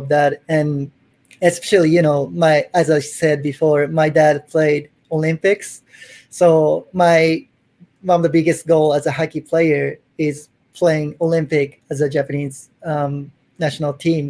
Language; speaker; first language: English; non-native, fluent; Japanese